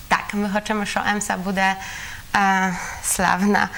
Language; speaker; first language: Ukrainian; non-native, learner; Polish